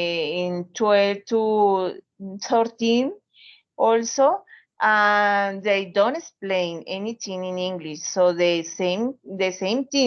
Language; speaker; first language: English; non-native, learner; Spanish